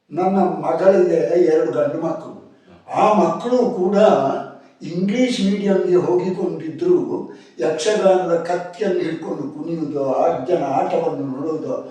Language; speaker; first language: Kannada; non-native, local second language; Tulu